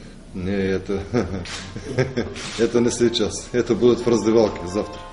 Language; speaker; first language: Russian; non-native, fluent; Bulgarian